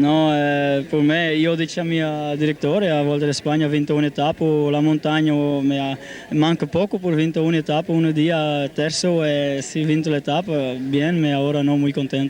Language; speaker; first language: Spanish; non-native, learner; Dutch